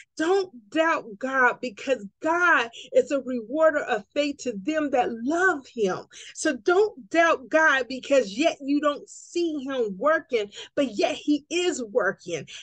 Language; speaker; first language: English; native; English